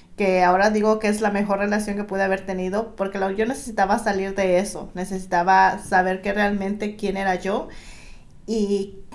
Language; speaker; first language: Spanish; native; Spanish